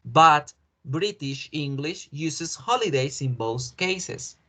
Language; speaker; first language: English; non-native, fluent; Spanish